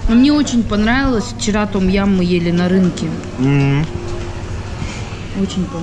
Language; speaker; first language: Russian; native; Russian